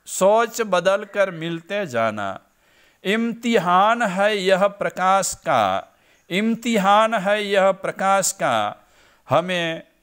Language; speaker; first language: Hindi; non-native, local second language; Gujarati